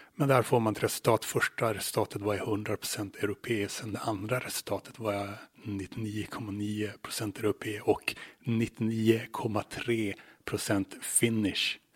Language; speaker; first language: Swedish; native; Swedish